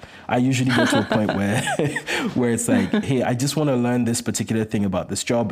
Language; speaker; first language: English; non-native, local second language; Yoruba